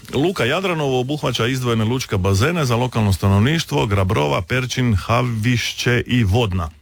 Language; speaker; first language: Croatian; native; Croatian